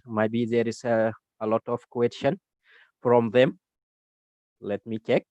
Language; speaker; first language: English; non-native, learner; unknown